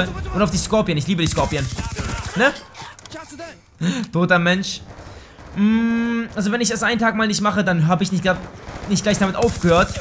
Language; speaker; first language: German; native; German